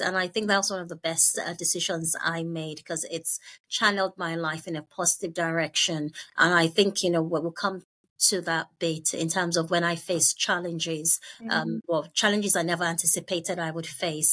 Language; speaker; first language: English; non-native, local second language; Yoruba